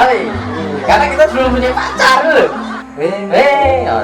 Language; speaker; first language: Indonesian; non-native, local second language; Javanese